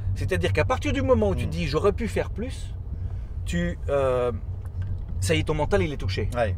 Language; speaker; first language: French; native; French